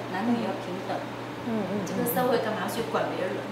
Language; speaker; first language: Chinese; non-native, fluent; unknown